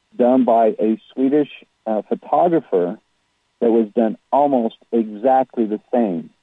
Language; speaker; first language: English; native; English